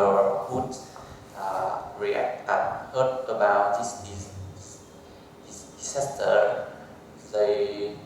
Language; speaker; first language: English; non-native, learner; Vietnamese